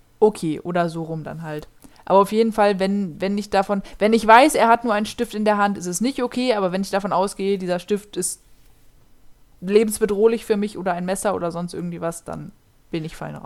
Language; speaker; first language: German; native; German